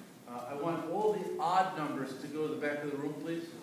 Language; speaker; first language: English; native; English